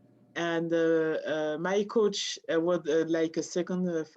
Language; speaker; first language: English; non-native, learner; French